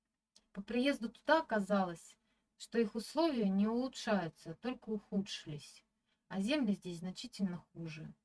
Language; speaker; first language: Russian; native; Russian